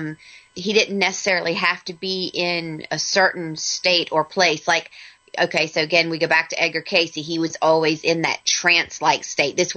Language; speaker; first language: English; native; English